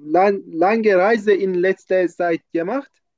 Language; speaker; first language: German; non-native, learner; Turkish